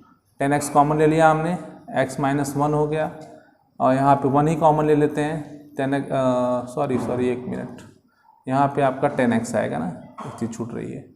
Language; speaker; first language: Hindi; native; Hindi